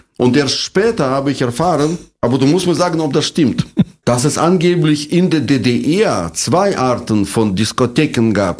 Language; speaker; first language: German; non-native, fluent; Russian